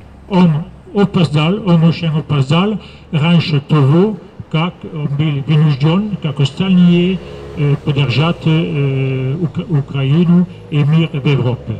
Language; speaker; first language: Russian; non-native, fluent; French